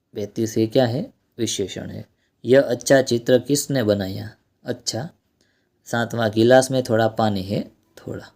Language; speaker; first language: Hindi; non-native, local second language; Gujarati